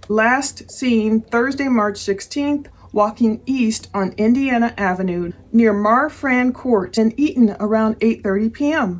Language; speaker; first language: English; native; English